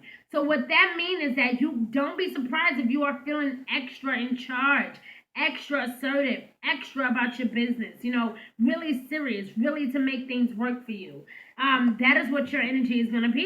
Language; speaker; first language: English; native; English